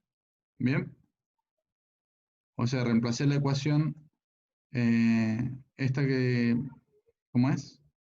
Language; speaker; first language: Spanish; native; Spanish